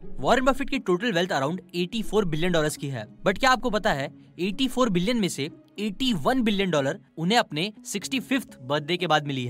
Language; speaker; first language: Hindi; native; Hindi